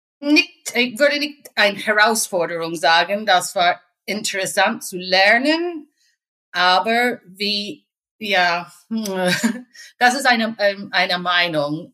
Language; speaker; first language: German; non-native, fluent; English